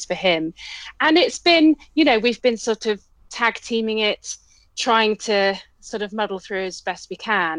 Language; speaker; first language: English; native; English